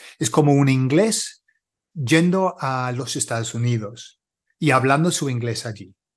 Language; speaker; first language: Spanish; non-native, fluent; English